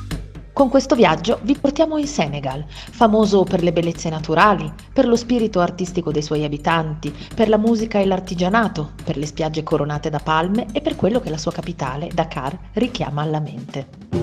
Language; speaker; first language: Italian; native; Italian